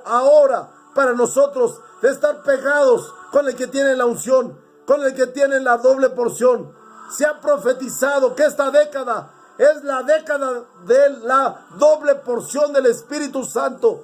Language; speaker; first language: Spanish; native; Spanish